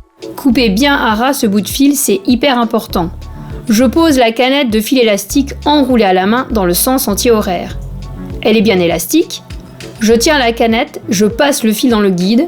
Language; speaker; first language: French; native; French